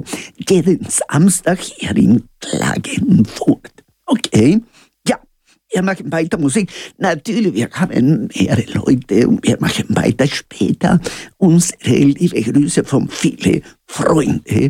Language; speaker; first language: German; non-native, learner; Spanish